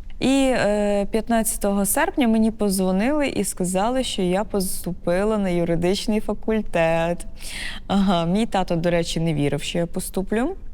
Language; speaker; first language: Ukrainian; non-native, local second language; Romany